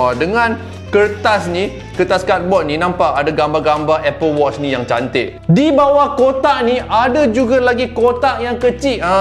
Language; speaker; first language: Malay; non-native, local second language; Cantonese